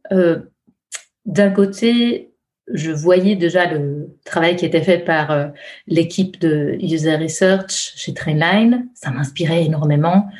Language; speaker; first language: French; non-native, fluent; Italian